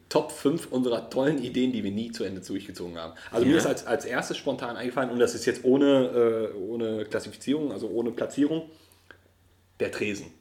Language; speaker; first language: German; early bilingual, other home language; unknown